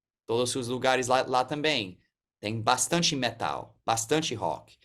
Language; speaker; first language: Portuguese; early bilingual, heritage; English